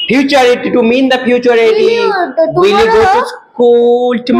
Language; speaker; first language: English; non-native, fluent; Bangla